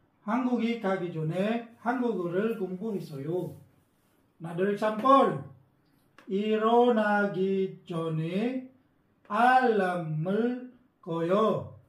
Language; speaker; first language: Korean; non-native, fluent; Filipino